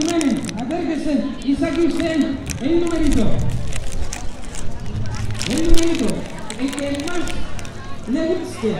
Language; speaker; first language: Spanish; native; Spanish